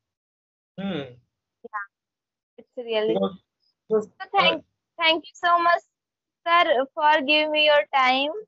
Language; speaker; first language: English; non-native, learner; Hindi